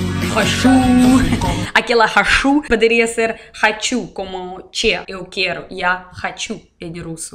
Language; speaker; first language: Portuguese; non-native, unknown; Russian